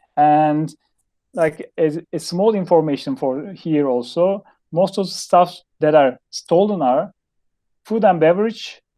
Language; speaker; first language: English; non-native, fluent; Turkish